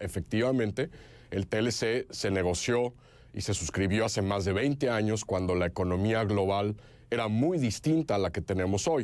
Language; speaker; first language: Spanish; native; Spanish